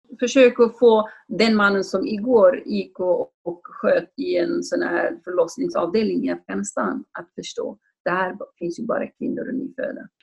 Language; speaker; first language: Swedish; non-native, fluent; Kurdish